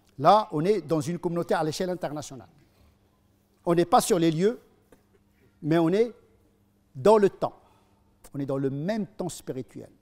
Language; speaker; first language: French; non-native, fluent; Arabic